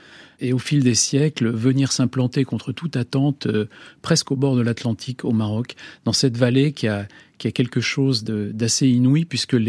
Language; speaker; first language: French; native; French